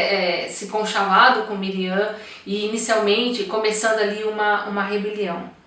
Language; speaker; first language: Portuguese; native; Portuguese